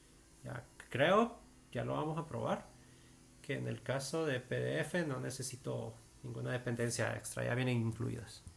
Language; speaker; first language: Spanish; native; Spanish